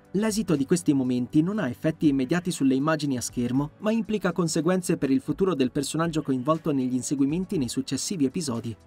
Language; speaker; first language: Italian; native; Italian